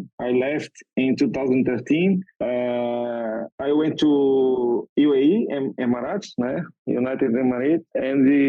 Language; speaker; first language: English; non-native, learner; Portuguese